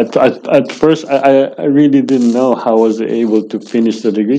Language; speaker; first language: English; non-native, local second language; Filipino